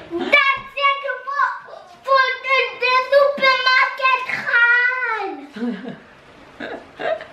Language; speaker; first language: English; early bilingual, heritage; English